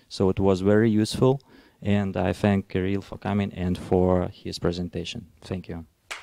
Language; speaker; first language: English; non-native, fluent; Russian